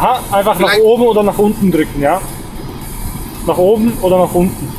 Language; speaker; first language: German; native; German